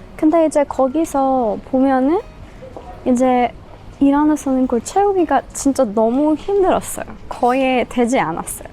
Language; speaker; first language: Korean; non-native, fluent; Persian